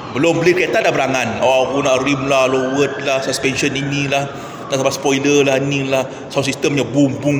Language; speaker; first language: Malay; non-native, local second language; Iban